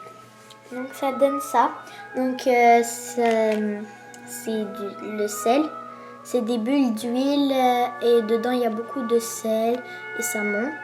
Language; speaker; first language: French; native; French